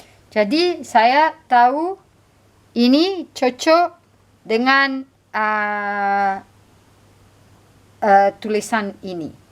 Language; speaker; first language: Indonesian; non-native, fluent; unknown